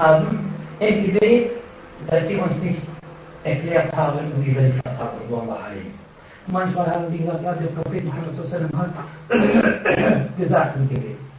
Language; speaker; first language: German; non-native, fluent; Arabic